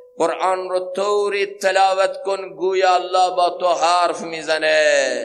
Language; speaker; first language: Persian; non-native, local second language; Central Kurdish